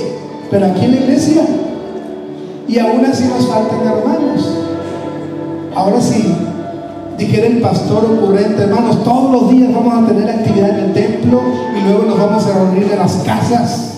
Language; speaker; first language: Spanish; native; Spanish